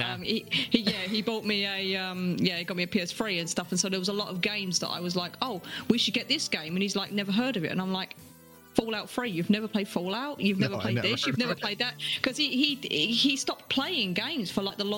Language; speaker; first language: English; native; English